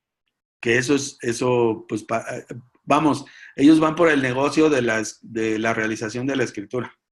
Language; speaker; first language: Spanish; native; Spanish